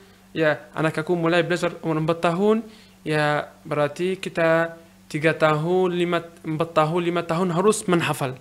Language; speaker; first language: Indonesian; non-native, learner; Arabic